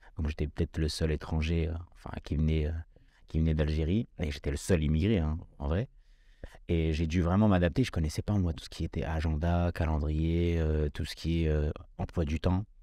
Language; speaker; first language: French; early bilingual, other home language; Kabyle